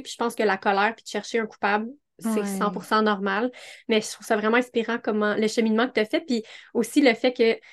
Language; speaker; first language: French; native; French